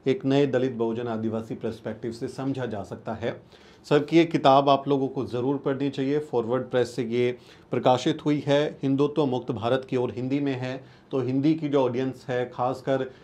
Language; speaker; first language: Hindi; native; Hindi